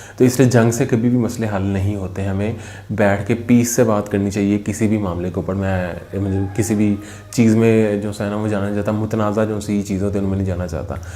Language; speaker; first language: Urdu; native; Urdu